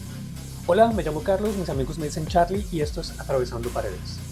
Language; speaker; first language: Spanish; native; Spanish